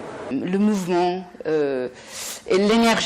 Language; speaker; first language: French; non-native, learner; Gujarati